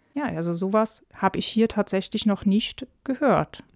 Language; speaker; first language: German; native; German